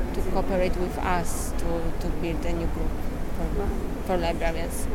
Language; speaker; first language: English; non-native, learner; Polish